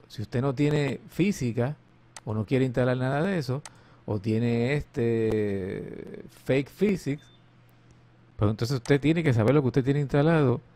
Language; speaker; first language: Spanish; native; Spanish